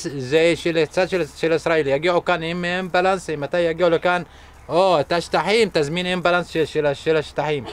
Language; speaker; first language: Hebrew; non-native, fluent; Arabic